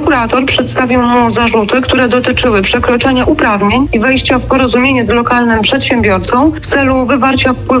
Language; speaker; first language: Polish; native; Polish